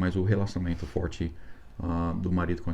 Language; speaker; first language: Portuguese; non-native, fluent; English